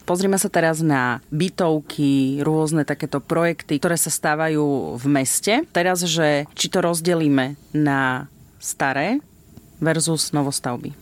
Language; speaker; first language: Slovak; native; Slovak